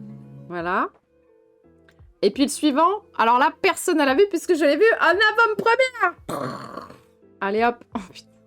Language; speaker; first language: French; native; French